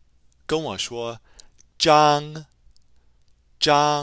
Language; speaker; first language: Chinese; non-native, fluent; English